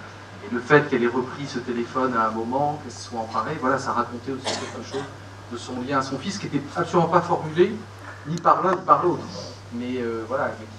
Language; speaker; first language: French; native; French